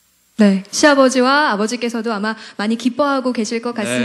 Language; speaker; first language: Korean; native; Korean